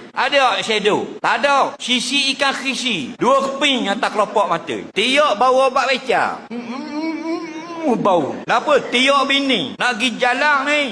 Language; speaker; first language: Malay; native; Malay